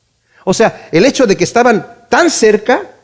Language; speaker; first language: Spanish; native; Spanish